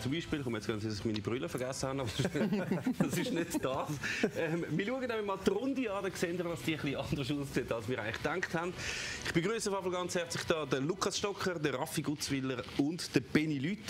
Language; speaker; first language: German; native; German